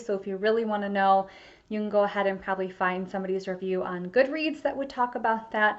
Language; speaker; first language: English; native; English